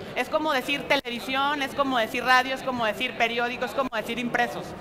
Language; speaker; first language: Spanish; native; Spanish